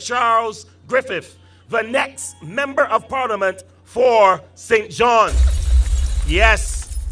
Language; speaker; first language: English; native; English